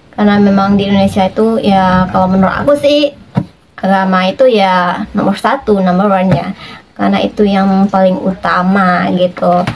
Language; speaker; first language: Indonesian; native; Indonesian